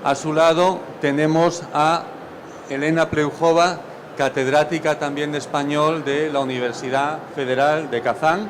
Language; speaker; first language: Spanish; native; Spanish